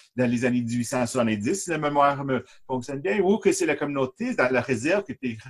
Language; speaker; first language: French; native; French